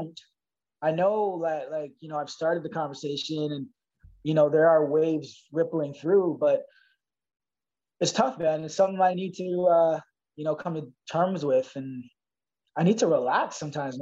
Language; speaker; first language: English; native; English